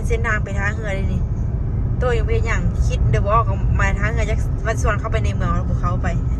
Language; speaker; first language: Thai; native; Thai